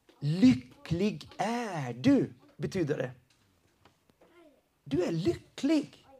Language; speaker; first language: Swedish; non-native, fluent; Spanish